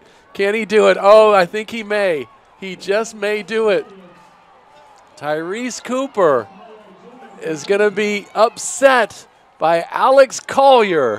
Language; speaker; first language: English; native; English